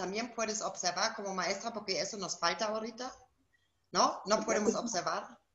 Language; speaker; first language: Spanish; non-native, fluent; German